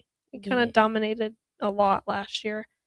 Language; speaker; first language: English; native; English